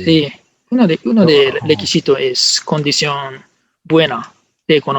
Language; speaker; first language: Spanish; non-native, learner; Japanese